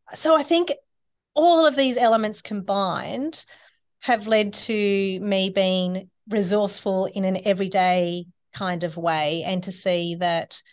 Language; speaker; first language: English; native; English